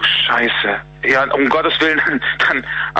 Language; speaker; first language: German; native; German